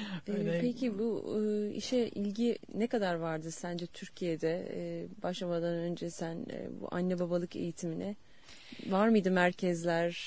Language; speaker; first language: Turkish; native; Turkish